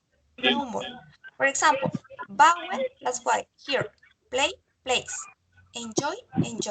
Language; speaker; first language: English; non-native, learner; Spanish